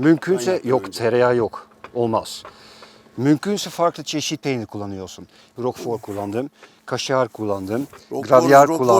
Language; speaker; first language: Turkish; non-native, fluent; Dutch